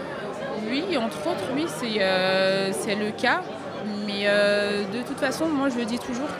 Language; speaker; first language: French; native; French